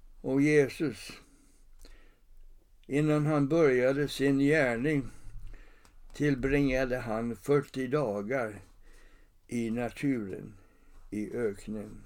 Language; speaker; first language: Swedish; non-native, fluent; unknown